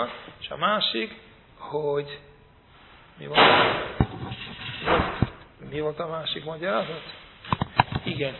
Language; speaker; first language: Hungarian; non-native, fluent; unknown